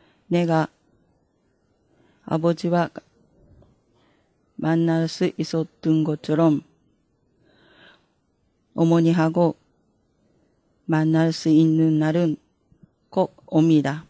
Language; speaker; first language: Korean; non-native, fluent; Japanese